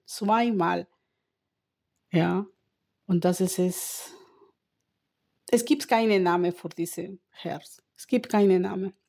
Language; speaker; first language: German; non-native, learner; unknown